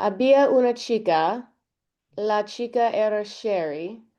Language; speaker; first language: Spanish; non-native, learner; English